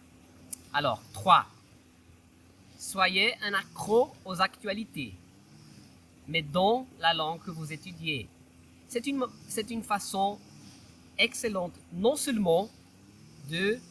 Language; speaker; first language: French; non-native, fluent; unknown